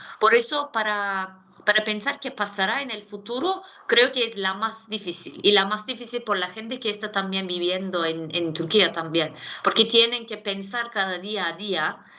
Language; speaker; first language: Spanish; non-native, fluent; Turkish